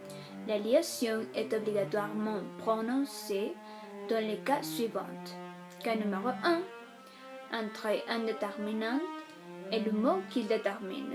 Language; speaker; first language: French; non-native, fluent; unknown